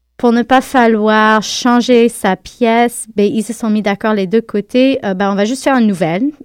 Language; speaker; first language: French; native; French